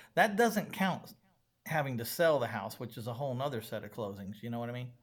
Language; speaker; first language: English; native; English